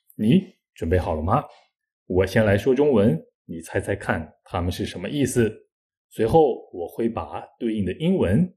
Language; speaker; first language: Chinese; native; Chinese